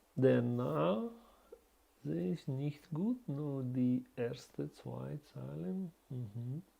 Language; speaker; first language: German; non-native, learner; Russian